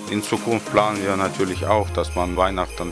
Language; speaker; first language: German; native; German